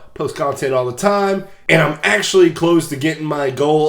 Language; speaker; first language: English; native; English